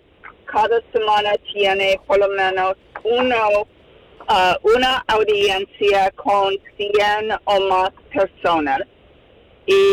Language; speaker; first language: Spanish; non-native, fluent; English